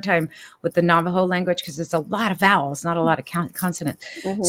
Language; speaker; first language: English; native; English